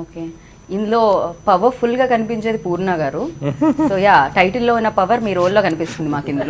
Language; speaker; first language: Telugu; native; Telugu